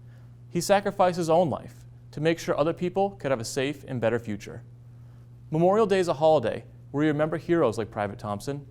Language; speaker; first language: English; native; English